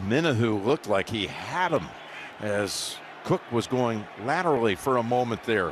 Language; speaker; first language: English; native; English